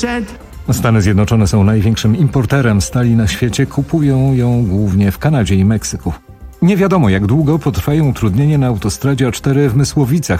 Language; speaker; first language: Polish; native; Polish